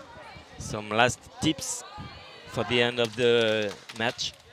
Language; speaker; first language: English; non-native, learner; French